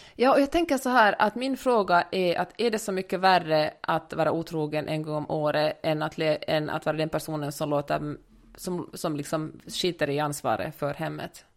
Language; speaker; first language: Swedish; native; Swedish